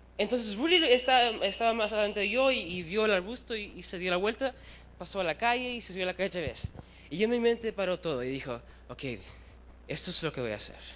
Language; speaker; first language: Spanish; early bilingual, heritage; Spanish